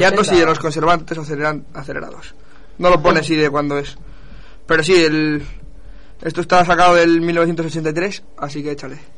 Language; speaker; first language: Spanish; native; Spanish